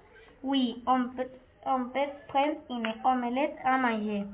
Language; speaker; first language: French; non-native, learner; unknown